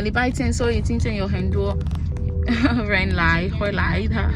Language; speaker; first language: Chinese; non-native, fluent; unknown